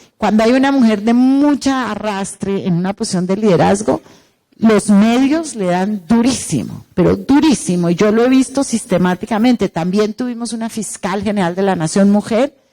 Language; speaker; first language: Spanish; native; Spanish